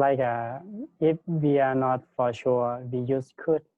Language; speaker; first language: English; non-native, learner; Lao